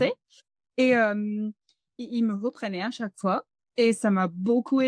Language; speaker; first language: French; non-native, fluent; English